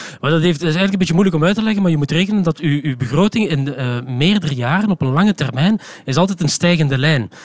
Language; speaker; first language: Dutch; native; Dutch